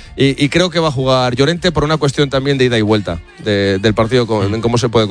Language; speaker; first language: Spanish; native; Spanish